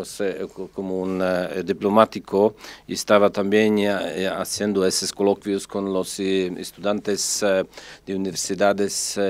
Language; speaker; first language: Spanish; non-native, fluent; Czech